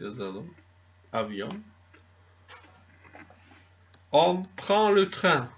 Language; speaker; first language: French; non-native, fluent; Turkish